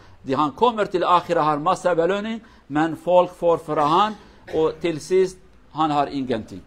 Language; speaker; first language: Norwegian; non-native, learner; Kurdish